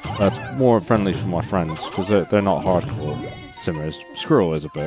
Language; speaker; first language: English; native; English